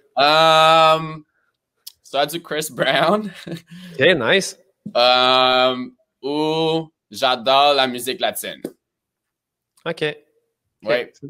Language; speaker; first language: French; early bilingual, other home language; Romanian